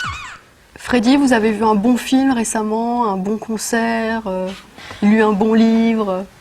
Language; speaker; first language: French; native; French